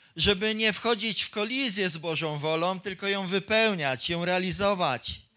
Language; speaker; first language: Polish; native; Polish